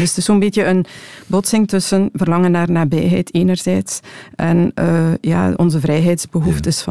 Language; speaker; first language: Dutch; native; Dutch